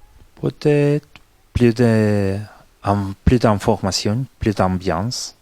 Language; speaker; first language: French; non-native, fluent; Spanish